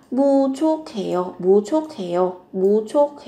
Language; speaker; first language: Korean; non-native, fluent; Vietnamese